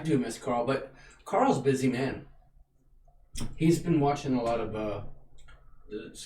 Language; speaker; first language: English; native; English